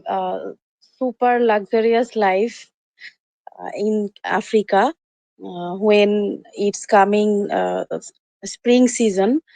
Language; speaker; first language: English; non-native, learner; Bangla